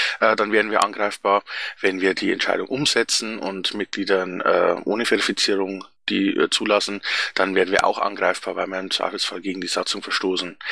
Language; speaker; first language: German; native; German